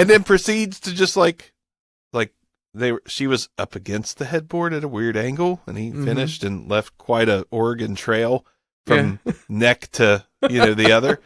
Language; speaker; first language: English; native; English